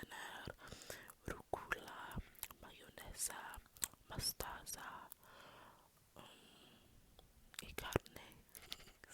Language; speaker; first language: Spanish; non-native, learner; English